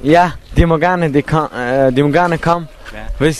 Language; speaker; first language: Danish; non-native, learner; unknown